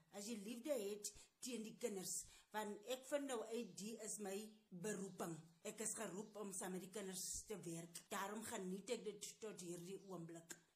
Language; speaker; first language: Afrikaans; non-native, local second language; Tswana